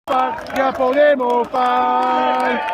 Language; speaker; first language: Italian; native; Italian